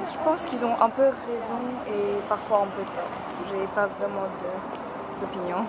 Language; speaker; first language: French; early bilingual, other home language; Ukrainian